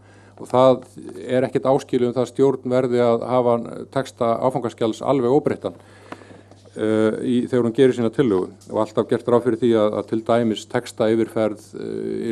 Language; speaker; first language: Icelandic; native; Icelandic